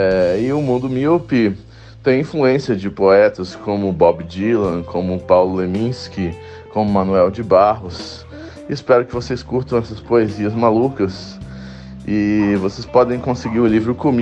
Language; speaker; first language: Portuguese; native; Portuguese